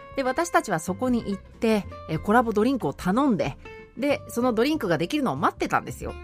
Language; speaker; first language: Japanese; native; Japanese